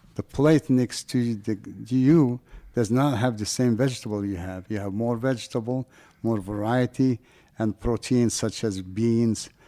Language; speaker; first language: English; non-native, fluent; French